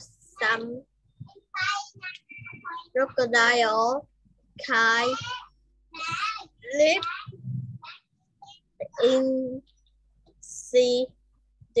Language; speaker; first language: English; non-native, learner; Vietnamese